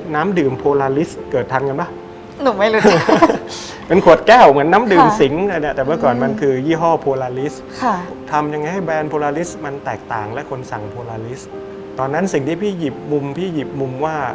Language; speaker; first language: Thai; native; Thai